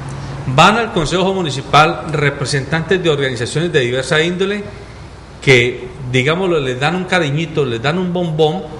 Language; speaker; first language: Spanish; native; Spanish